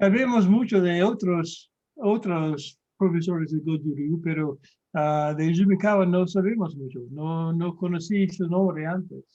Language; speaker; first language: Spanish; non-native, fluent; English